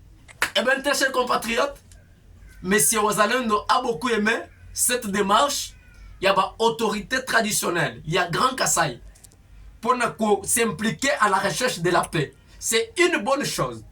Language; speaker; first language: French; non-native, local second language; Lingala